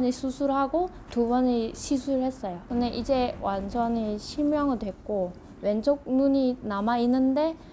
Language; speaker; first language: Korean; non-native, fluent; Vietnamese